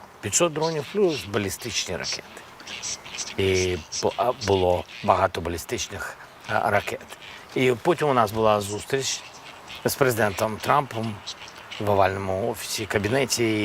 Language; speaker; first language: Ukrainian; non-native, local second language; Russian